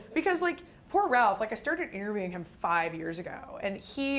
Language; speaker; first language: English; native; English